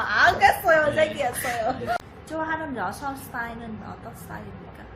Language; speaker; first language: Korean; non-native, learner; Vietnamese